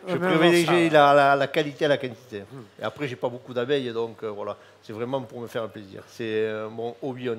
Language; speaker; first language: French; native; French